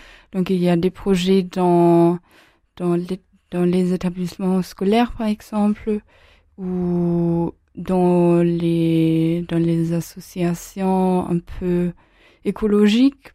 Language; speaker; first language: French; non-native, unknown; German